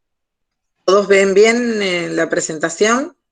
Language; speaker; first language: Spanish; native; Spanish